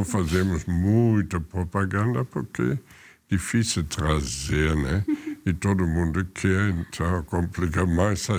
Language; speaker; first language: Portuguese; non-native, fluent; German